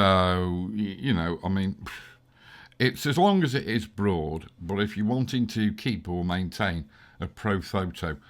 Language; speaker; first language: English; native; English